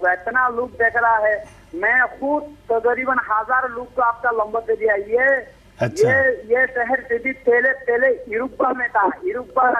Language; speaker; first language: Hindi; non-native, learner; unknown